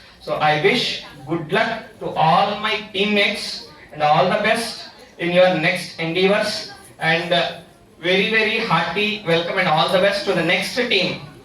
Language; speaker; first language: English; non-native, local second language; Telugu